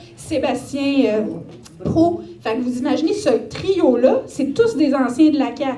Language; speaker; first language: French; native; French